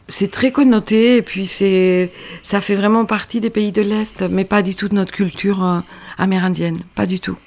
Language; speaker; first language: French; non-native, fluent; Spanish